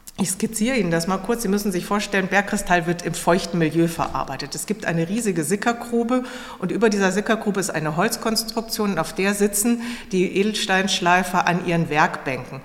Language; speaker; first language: German; native; German